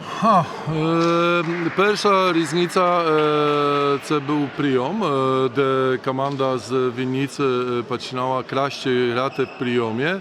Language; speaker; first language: Ukrainian; non-native, learner; Polish